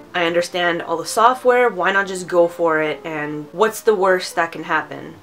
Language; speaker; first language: English; early bilingual, other home language; Romanian